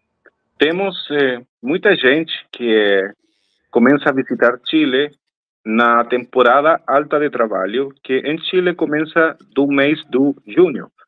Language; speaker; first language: Portuguese; non-native, fluent; Spanish